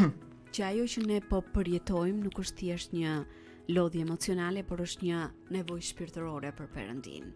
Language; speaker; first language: Albanian; native; Albanian